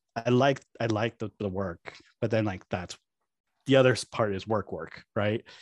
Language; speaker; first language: English; native; English